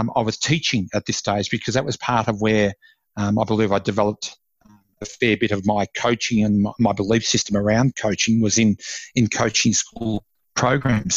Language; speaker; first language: English; native; English